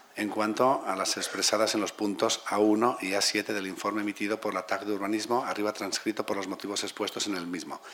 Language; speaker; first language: Spanish; non-native, local second language; Catalan